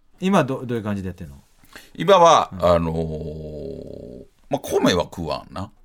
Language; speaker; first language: Japanese; native; Japanese